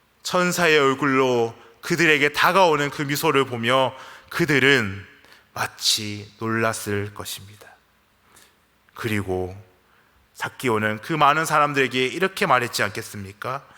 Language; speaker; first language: Korean; native; Korean